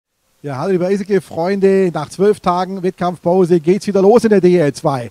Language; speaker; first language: German; native; German